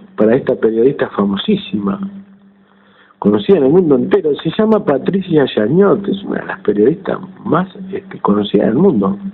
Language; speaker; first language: Spanish; native; Spanish